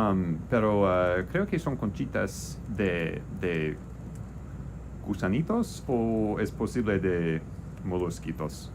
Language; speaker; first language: Spanish; non-native, learner; English